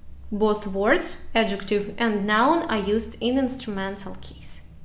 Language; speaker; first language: English; non-native, fluent; Ukrainian